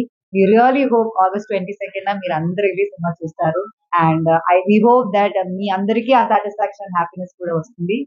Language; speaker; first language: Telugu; non-native, local second language; Malayalam